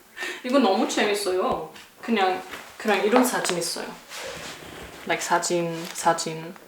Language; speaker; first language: Korean; non-native, learner; German